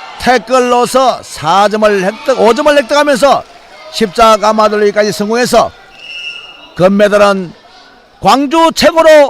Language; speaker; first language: Korean; native; Korean